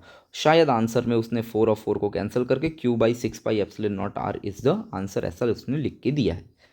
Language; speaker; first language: Hindi; native; Hindi